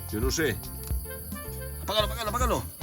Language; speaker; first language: Spanish; native; Spanish